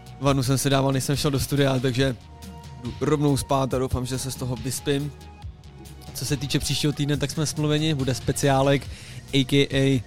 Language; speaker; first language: Czech; native; Czech